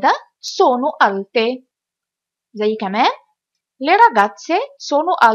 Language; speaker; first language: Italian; non-native, fluent; Arabic